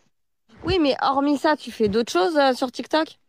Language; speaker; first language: French; early bilingual, other home language; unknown